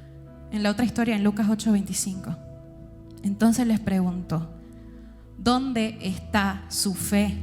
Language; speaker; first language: Spanish; native; Spanish